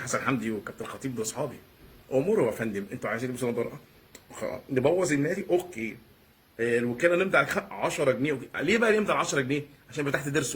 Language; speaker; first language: Arabic; native; Arabic